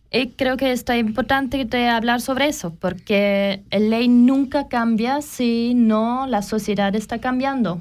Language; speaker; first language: Spanish; non-native, learner; German